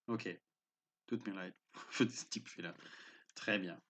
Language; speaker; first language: German; non-native, fluent; French